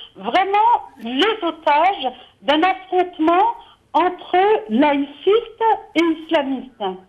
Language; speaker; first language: French; native; French